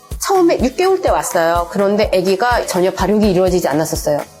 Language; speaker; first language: Korean; native; Korean